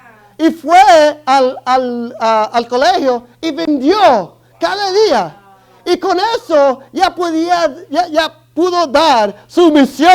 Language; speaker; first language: Spanish; early bilingual, other home language; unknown